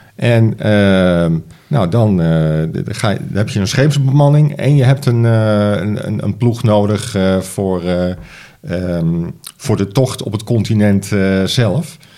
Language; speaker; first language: Dutch; native; Dutch